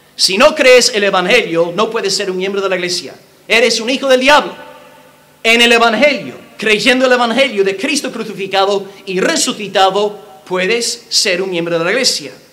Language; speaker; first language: Spanish; non-native, fluent; English